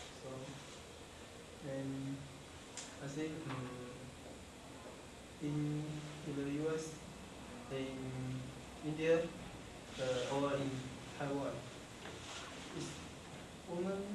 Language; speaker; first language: English; non-native, learner; Chinese